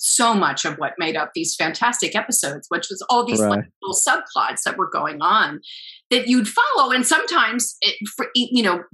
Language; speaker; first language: English; native; English